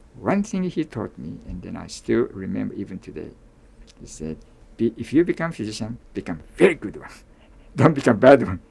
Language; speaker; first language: English; non-native, fluent; Japanese